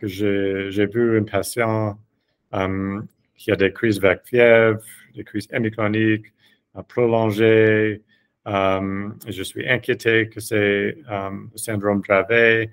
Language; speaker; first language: French; non-native, fluent; English